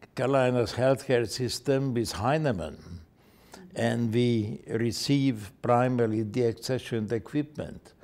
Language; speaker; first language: English; non-native, fluent; Hungarian